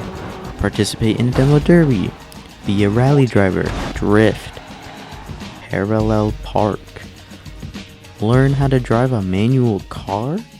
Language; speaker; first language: English; native; English